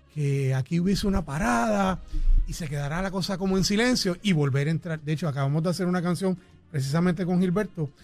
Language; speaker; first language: Spanish; native; Spanish